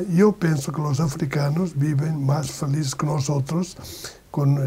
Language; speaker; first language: Spanish; non-native, learner; Portuguese